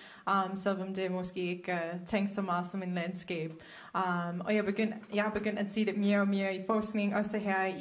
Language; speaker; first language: Danish; non-native, fluent; Dutch